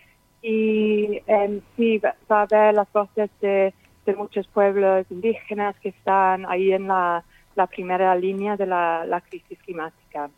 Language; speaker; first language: Spanish; non-native, fluent; English